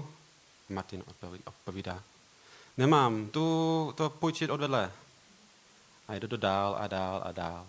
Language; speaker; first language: Czech; non-native, learner; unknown